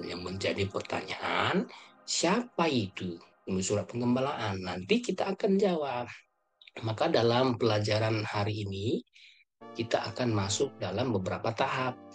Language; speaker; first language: Indonesian; native; Indonesian